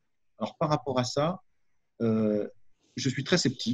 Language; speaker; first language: French; native; French